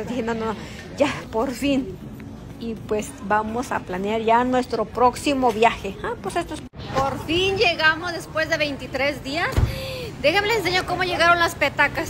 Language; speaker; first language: Spanish; native; Spanish